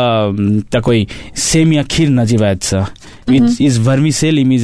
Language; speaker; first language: Russian; non-native, learner; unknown